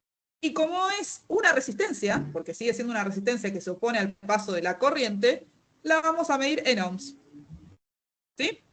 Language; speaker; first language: Spanish; native; Spanish